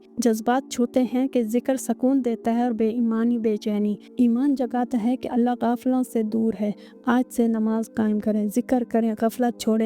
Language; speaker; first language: Hindi; native; Hindi